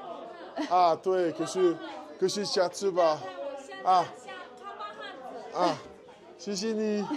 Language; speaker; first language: Chinese; non-native, learner; French